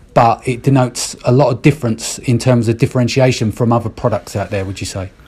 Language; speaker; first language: English; native; English